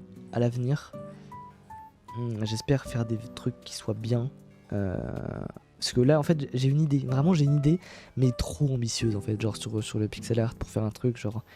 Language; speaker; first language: French; native; French